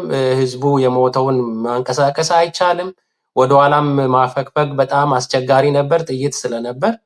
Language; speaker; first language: Amharic; non-native, local second language; Sidamo